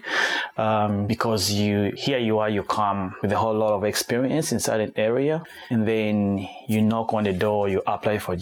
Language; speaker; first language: English; non-native, local second language; Kinyarwanda